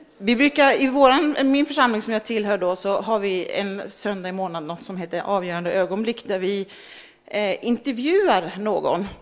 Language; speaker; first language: Swedish; early bilingual, other home language; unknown